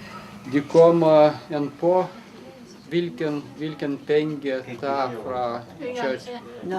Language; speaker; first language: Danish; non-native, learner; Lithuanian